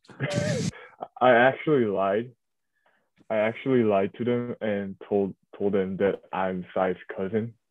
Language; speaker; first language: English; early bilingual, other home language; Korean